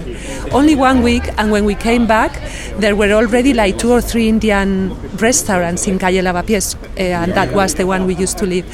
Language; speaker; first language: English; non-native, fluent; Spanish